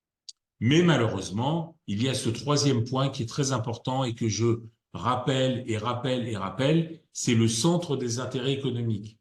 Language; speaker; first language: French; native; French